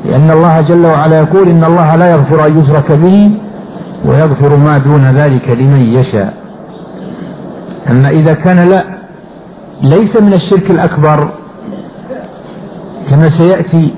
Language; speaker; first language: Arabic; native; Arabic